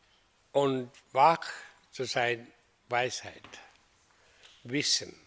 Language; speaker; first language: German; non-native, fluent; Hindi